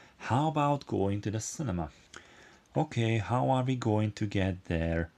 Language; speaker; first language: English; non-native, fluent; Hungarian